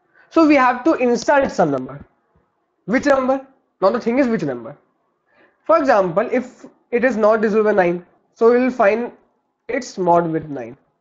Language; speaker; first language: English; non-native, local second language; Hindi